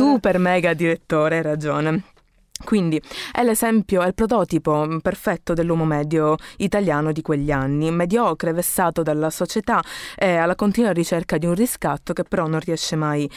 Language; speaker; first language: Italian; native; Italian